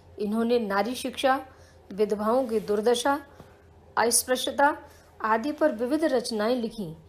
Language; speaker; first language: Hindi; native; Hindi